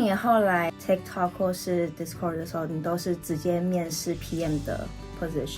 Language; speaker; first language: Chinese; native; Chinese